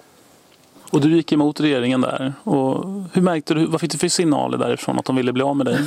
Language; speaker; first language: Swedish; native; Swedish